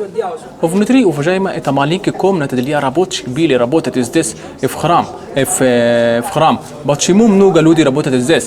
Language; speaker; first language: Russian; non-native, learner; Arabic